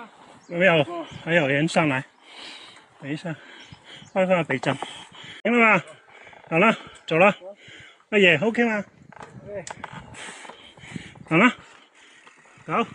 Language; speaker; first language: Chinese; non-native, local second language; Cantonese